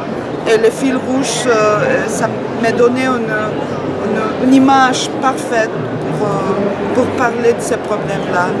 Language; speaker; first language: French; non-native, fluent; Spanish